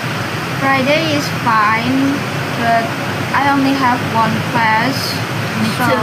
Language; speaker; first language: English; non-native, learner; Indonesian